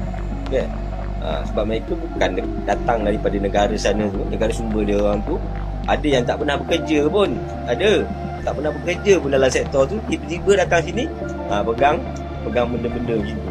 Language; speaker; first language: Malay; native; Malay